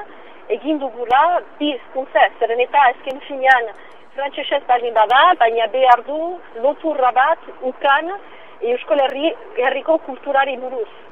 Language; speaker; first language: Basque; non-native, local second language; French